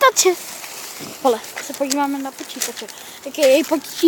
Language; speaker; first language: Czech; native; Czech